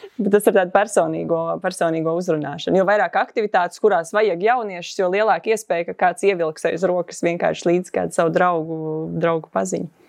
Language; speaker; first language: Latvian; native; Latvian